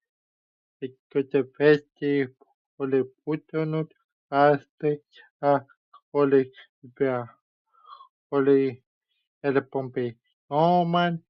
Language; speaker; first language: Finnish; non-native, learner; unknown